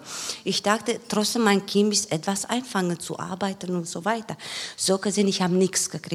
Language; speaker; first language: German; non-native, learner; Romanian